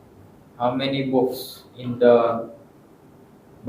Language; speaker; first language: English; non-native, learner; Filipino